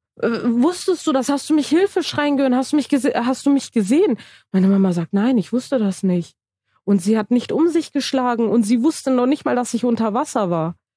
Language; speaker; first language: German; early bilingual, other home language; Turkish